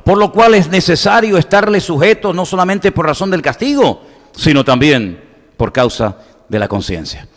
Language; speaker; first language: Spanish; native; Spanish